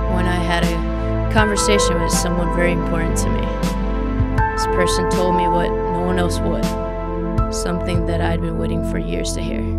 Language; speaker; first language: English; native; English